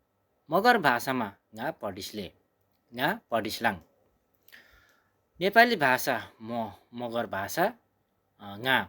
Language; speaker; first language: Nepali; non-native, local second language; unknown